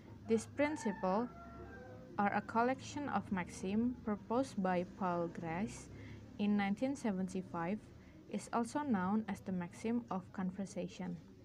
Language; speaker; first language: English; non-native, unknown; Indonesian